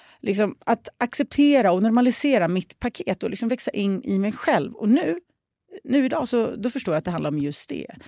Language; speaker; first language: Swedish; early bilingual, other home language; Russian